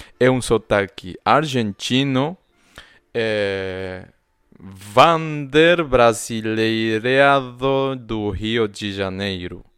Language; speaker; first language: Portuguese; non-native, fluent; Spanish